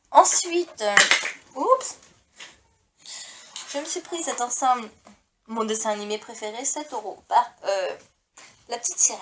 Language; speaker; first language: French; native; French